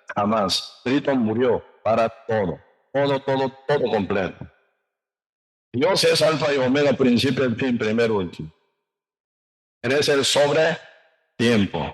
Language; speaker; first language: Spanish; non-native, learner; Korean